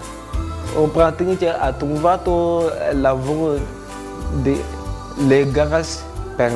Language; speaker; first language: Italian; non-native, learner; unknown